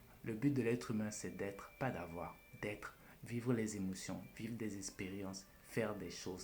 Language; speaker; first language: French; native; French